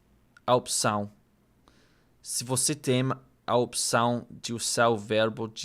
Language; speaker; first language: Portuguese; non-native, learner; English